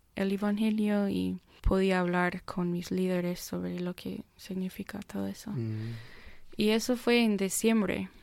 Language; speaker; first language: Spanish; non-native, fluent; English